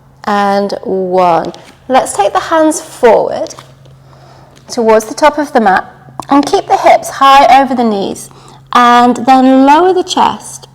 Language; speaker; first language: English; native; English